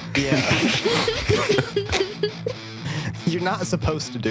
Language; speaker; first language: English; native; English